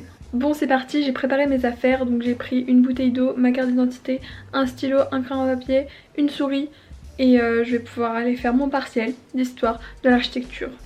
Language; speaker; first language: French; native; French